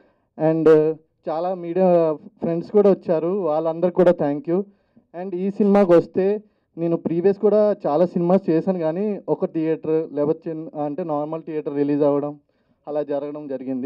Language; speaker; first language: Telugu; native; Telugu